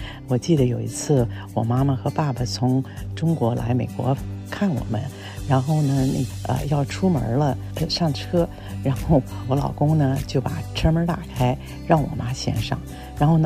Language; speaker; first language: Chinese; native; Chinese